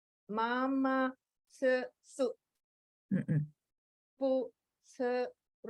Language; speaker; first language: Chinese; non-native, learner; Indonesian